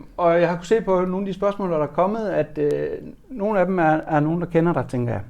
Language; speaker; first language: Danish; native; Danish